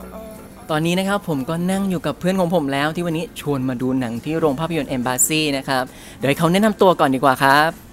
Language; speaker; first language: Thai; native; Thai